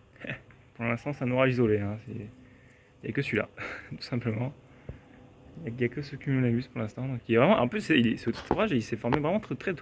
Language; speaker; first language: French; native; French